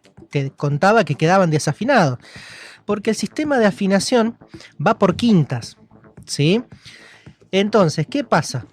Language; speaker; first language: Spanish; native; Spanish